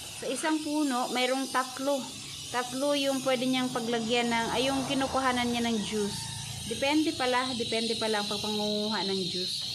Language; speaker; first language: Filipino; non-native, local second language; Cebuano